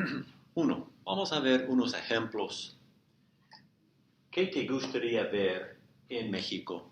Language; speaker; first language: Spanish; non-native, fluent; English